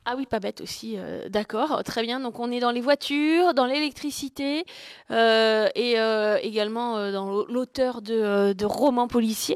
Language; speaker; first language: French; native; French